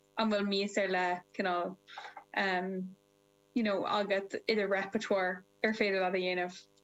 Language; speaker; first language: Irish; non-native, local second language; English